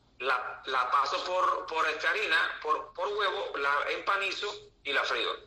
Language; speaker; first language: Spanish; native; Spanish